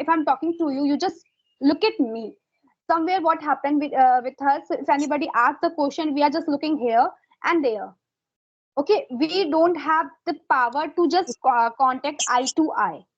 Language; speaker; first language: English; non-native, fluent; Hindi